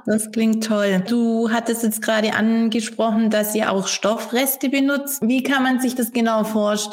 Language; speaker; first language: German; native; German